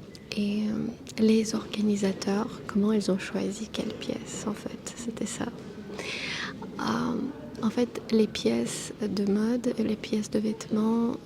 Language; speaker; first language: French; non-native, fluent; Armenian